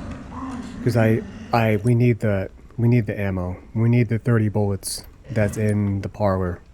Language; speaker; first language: English; native; English